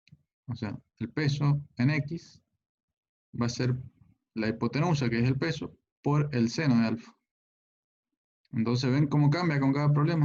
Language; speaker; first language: Spanish; native; Spanish